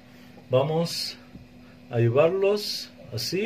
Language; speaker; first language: Spanish; non-native, fluent; Arabic